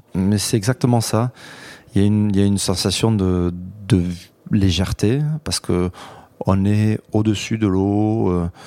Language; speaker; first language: French; native; French